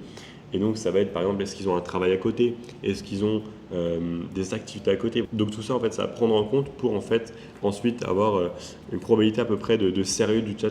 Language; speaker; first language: French; native; French